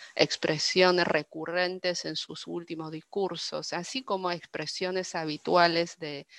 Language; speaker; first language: Spanish; non-native, fluent; Chinese